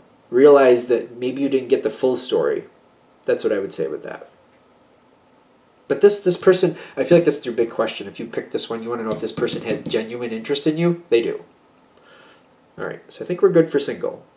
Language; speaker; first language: English; native; English